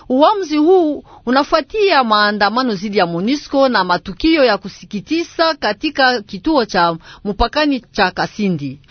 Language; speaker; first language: Swahili; native; Swahili